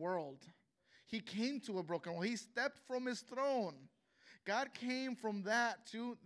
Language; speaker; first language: English; native; English